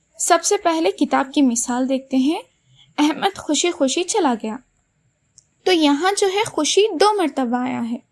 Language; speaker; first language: Urdu; native; Urdu